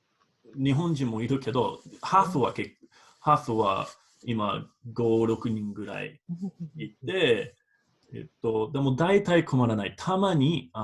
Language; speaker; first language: Japanese; non-native, fluent; English